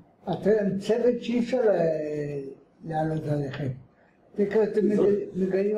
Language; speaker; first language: Hebrew; non-native, fluent; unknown